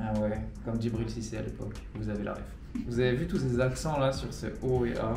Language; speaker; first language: French; native; French